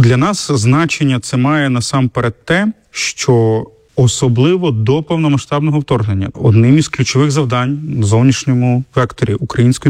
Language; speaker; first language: Ukrainian; native; Ukrainian